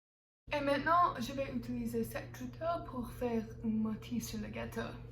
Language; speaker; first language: French; non-native, learner; English